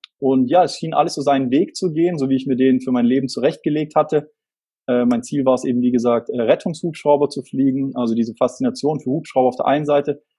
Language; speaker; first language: German; native; German